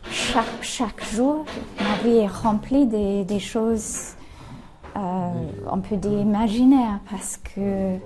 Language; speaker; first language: French; non-native, fluent; English